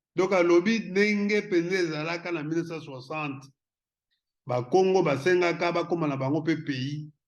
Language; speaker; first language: Lingala; non-native, local second language; Kongo